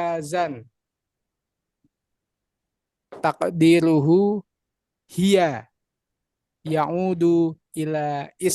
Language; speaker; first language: Arabic; non-native, learner; Indonesian